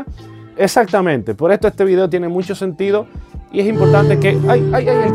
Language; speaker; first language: Spanish; native; Spanish